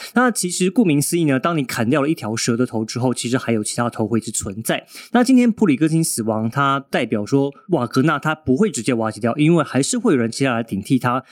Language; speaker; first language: Chinese; native; Chinese